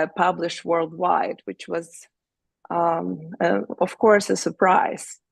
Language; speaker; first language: English; non-native, fluent; Ukrainian